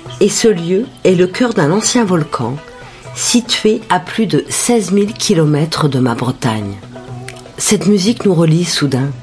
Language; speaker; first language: French; native; French